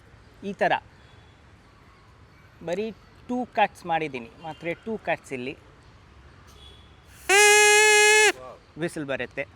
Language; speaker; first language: Kannada; non-native, local second language; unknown